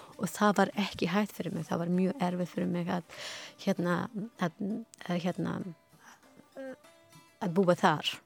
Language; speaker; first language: Icelandic; non-native, learner; Persian